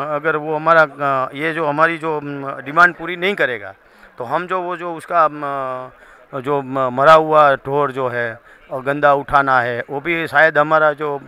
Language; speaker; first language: Hindi; non-native, local second language; Gujarati